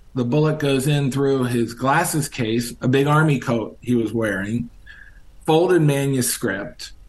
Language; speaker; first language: English; native; English